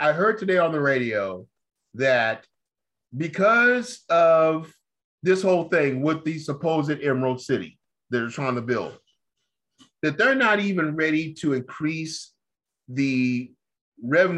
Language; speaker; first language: English; native; English